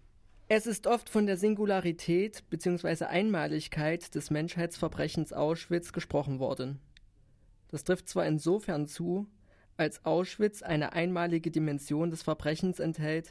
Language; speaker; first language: German; native; German